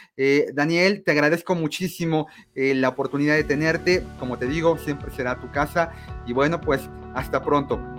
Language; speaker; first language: Spanish; native; Spanish